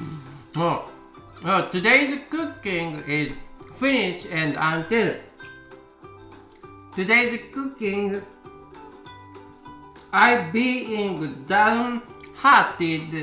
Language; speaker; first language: English; non-native, learner; Japanese